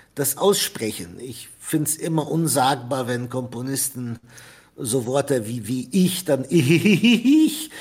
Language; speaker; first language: German; non-native, fluent; Arabic